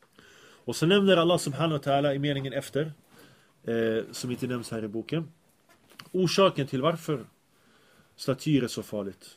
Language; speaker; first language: Swedish; early bilingual, other home language; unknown